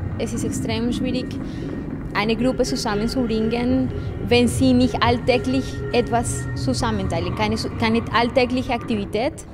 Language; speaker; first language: German; non-native, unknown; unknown